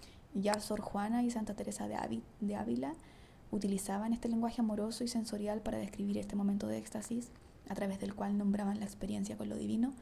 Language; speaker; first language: Spanish; native; Spanish